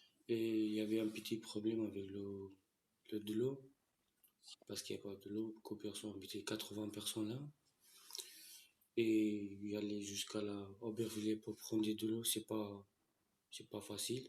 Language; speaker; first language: French; non-native, learner; Romanian